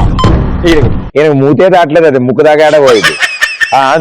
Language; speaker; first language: Telugu; native; Telugu